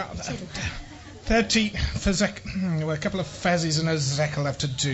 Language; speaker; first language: English; non-native, fluent; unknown